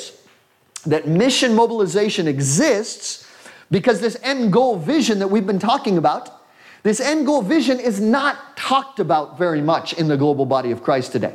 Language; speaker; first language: English; native; English